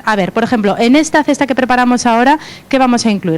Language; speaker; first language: Spanish; native; Spanish